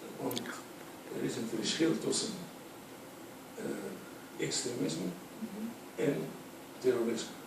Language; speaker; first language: Dutch; non-native, fluent; Arabic